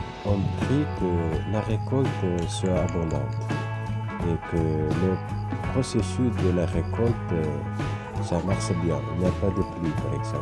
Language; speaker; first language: French; non-native, fluent; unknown